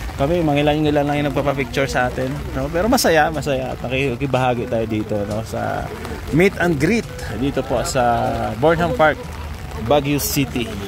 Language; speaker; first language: Filipino; non-native, local second language; Hiligaynon